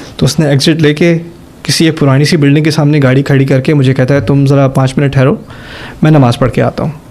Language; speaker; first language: Urdu; early bilingual, heritage; German